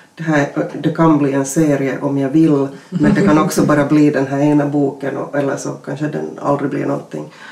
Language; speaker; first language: Swedish; native; Swedish